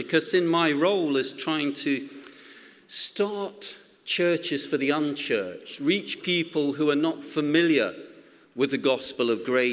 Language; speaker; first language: English; native; English